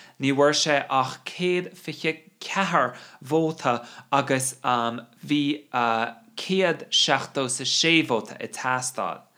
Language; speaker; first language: Irish; non-native, local second language; English